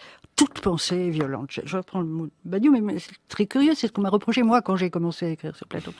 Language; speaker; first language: French; native; French